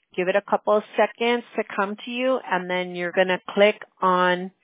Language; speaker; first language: English; early bilingual, other home language; Spanish